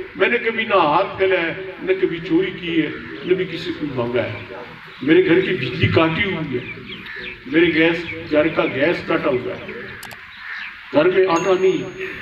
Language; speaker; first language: Urdu; non-native, local second language; Pashto